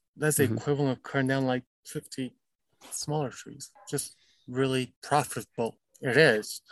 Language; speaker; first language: English; early bilingual, other home language; Romanian